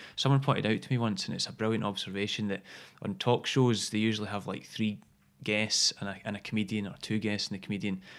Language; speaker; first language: English; native; English